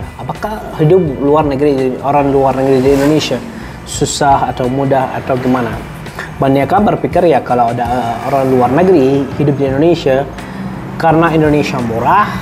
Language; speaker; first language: Indonesian; non-native, fluent; Arabic